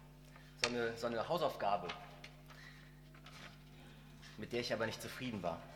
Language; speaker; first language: German; native; German